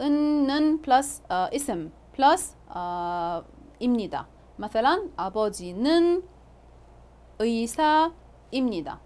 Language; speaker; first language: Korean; non-native, fluent; Arabic